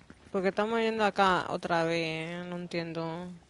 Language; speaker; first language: Spanish; early bilingual, heritage; Spanish